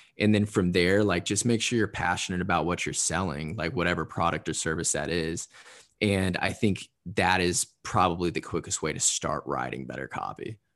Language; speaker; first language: English; native; English